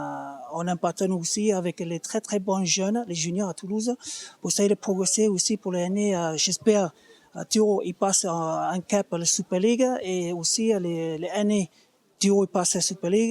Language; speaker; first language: French; non-native, learner; English